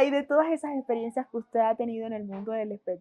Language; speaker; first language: Spanish; native; Spanish